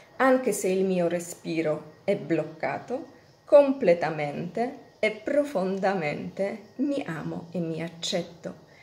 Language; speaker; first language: Italian; non-native, fluent; Polish